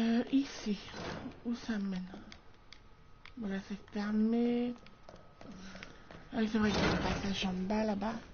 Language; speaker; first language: French; native; French